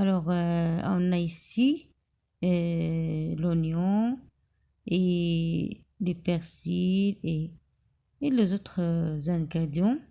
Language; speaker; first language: French; non-native, local second language; Arabic